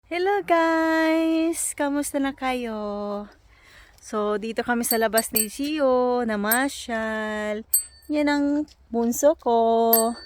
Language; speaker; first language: Filipino; non-native, local second language; Cebuano